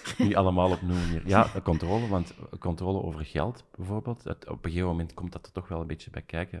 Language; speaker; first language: Dutch; native; Dutch